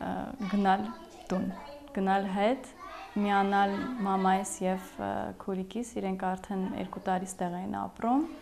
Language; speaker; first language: Armenian; early bilingual, heritage; Armenian